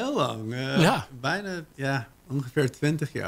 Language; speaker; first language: Dutch; non-native, learner; English